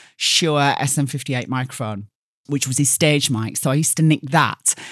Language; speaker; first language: English; native; English